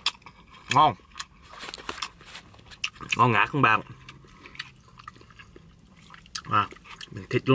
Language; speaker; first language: Vietnamese; early bilingual, heritage; Vietnamese